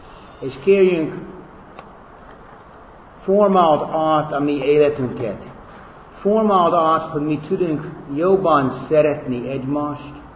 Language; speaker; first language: Hungarian; non-native, fluent; English